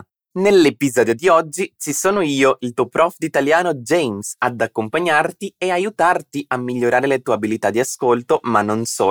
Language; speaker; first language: Italian; non-native, fluent; Portuguese